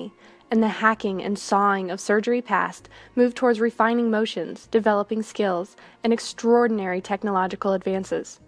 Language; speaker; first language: English; native; English